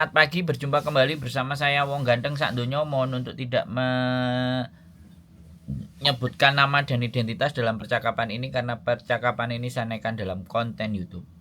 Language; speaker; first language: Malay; non-native, local second language; Javanese